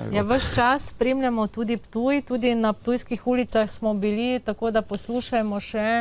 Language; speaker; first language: Slovenian; native; Slovenian